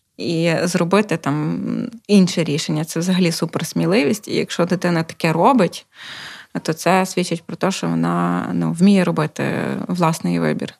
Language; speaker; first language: Ukrainian; native; Ukrainian